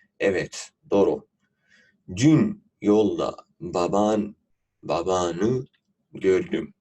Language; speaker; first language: Turkish; non-native, fluent; Urdu